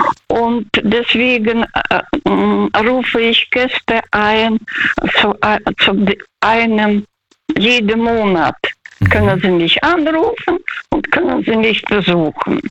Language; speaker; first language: German; non-native, fluent; Russian